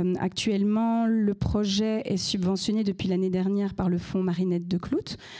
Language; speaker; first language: French; native; French